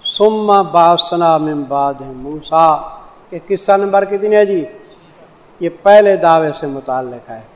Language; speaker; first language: Urdu; non-native, local second language; Saraiki